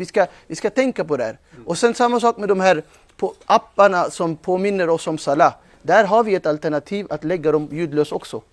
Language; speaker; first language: Swedish; non-native, fluent; Urdu